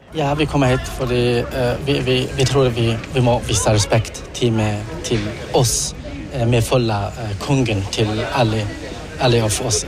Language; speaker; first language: Norwegian; non-native, learner; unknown